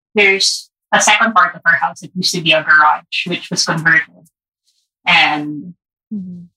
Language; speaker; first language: English; non-native, local second language; Filipino